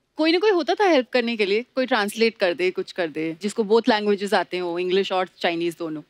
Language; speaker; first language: Hindi; non-native, local second language; Bangla